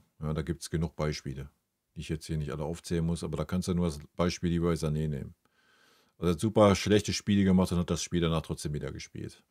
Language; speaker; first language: German; native; German